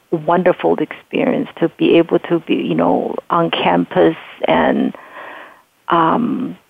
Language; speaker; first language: English; non-native, fluent; Chinese